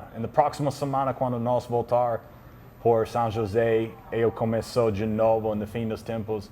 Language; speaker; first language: Portuguese; non-native, learner; English